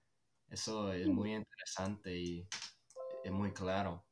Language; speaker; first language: Spanish; non-native, fluent; English